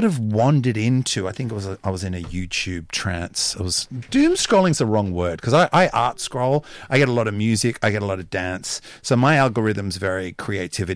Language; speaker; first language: English; native; English